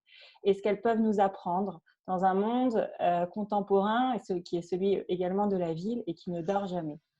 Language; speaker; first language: French; native; French